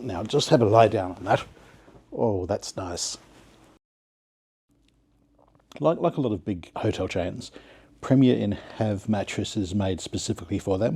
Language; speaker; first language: English; native; English